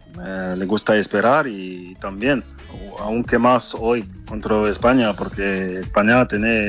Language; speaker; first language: Spanish; non-native, fluent; French